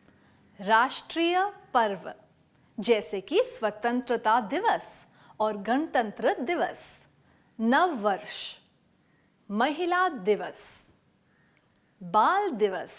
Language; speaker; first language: Hindi; native; Hindi